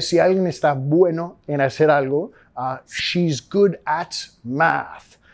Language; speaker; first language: Spanish; non-native, fluent; English